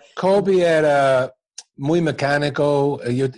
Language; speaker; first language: Spanish; non-native, fluent; English